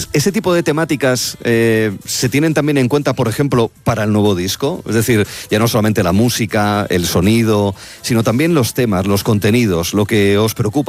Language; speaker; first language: Spanish; native; Spanish